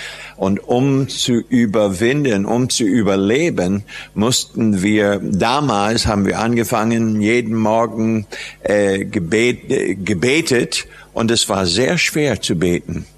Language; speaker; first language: German; non-native, fluent; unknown